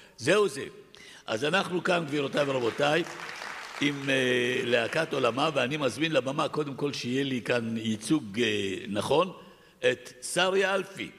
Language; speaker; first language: Hebrew; early bilingual, other home language; Arabic